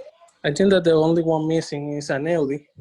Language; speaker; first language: English; non-native, learner; Spanish